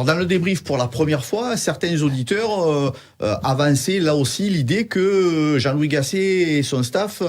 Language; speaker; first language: French; native; French